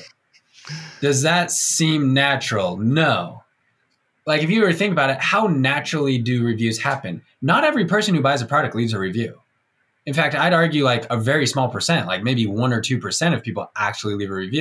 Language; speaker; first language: English; native; English